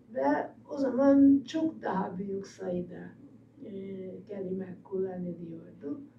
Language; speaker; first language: Turkish; non-native, fluent; Hungarian